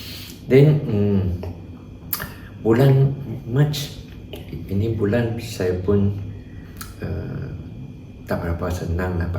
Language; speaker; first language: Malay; non-native, local second language; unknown